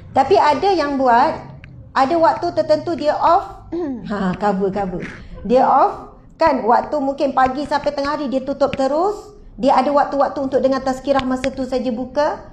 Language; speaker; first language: Malay; native; Malay